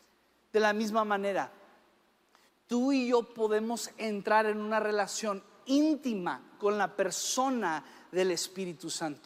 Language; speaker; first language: Spanish; early bilingual, other home language; English